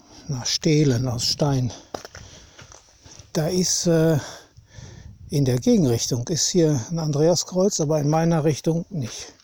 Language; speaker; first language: German; native; German